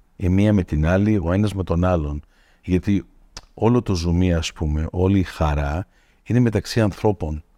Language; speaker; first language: Greek; early bilingual, heritage; Greek